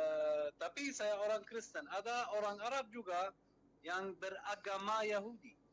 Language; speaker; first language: Indonesian; non-native, fluent; Arabic